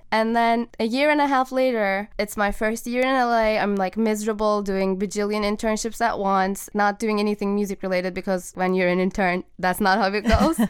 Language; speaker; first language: English; non-native, fluent; Turkish